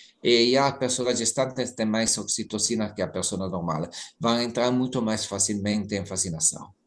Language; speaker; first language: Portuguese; non-native, learner; Italian